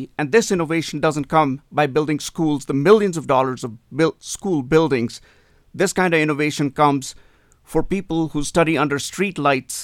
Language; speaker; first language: English; non-native, local second language; Hindi